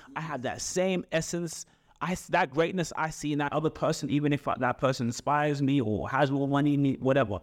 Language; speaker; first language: English; native; English